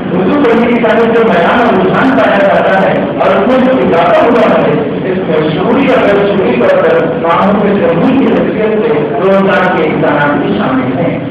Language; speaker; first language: Urdu; native; Urdu